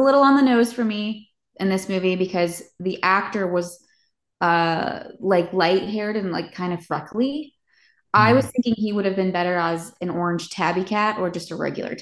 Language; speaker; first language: English; native; English